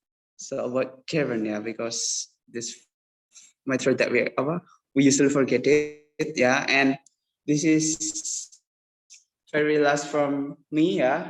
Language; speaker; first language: English; non-native, learner; Indonesian